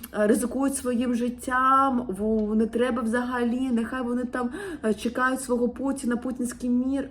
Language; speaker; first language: Ukrainian; non-native, local second language; Russian